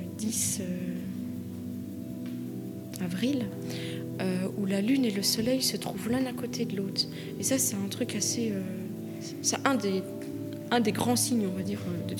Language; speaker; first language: French; native; French